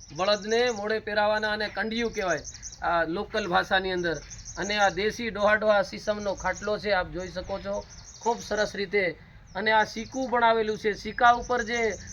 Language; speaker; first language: Gujarati; native; Gujarati